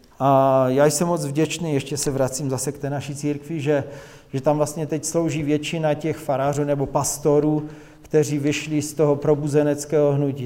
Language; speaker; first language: Czech; non-native, local second language; Polish